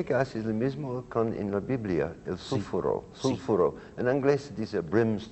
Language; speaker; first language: Spanish; non-native, learner; English